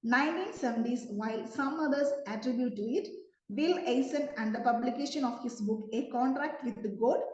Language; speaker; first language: English; non-native, local second language; Malayalam